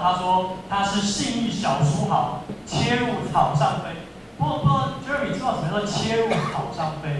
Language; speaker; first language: Chinese; native; Chinese